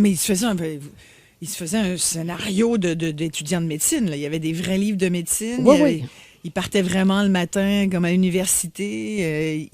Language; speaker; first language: French; native; French